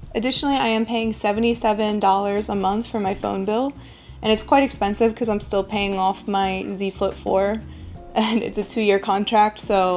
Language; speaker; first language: English; native; English